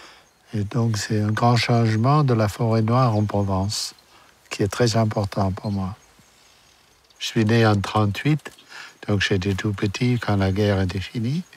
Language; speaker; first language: French; non-native, fluent; German